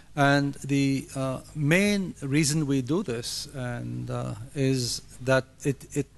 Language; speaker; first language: English; non-native, fluent; Arabic